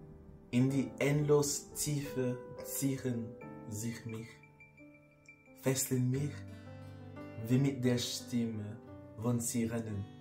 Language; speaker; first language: German; non-native, learner; English